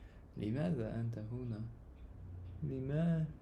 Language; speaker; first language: Arabic; non-native, learner; English